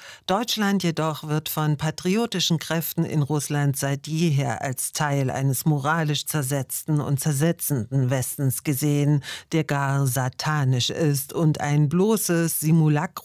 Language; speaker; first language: German; native; German